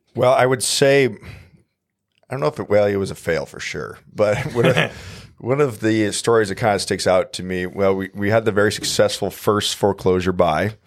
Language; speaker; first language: English; native; English